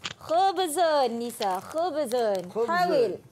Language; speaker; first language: Arabic; non-native, fluent; Malay